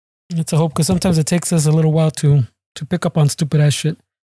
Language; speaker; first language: English; early bilingual, other home language; Spanish